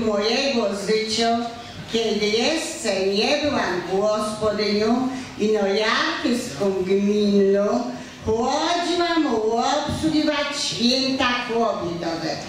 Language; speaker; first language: Polish; native; Polish